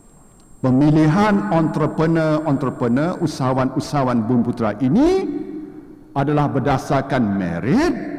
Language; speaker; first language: Malay; native; Malay